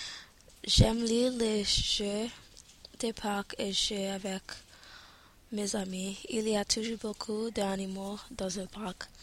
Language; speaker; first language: French; non-native, learner; English